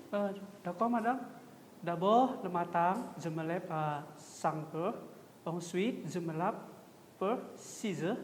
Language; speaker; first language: French; non-native, learner; Indonesian